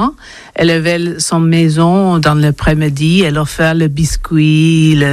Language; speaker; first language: French; non-native, learner; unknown